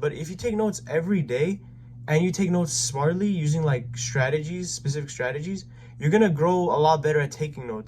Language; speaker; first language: English; native; English